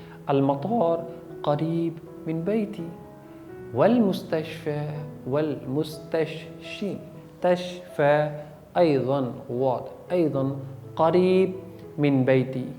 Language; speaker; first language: Arabic; non-native, fluent; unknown